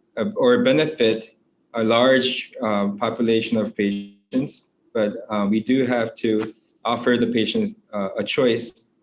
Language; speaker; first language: English; non-native, fluent; Korean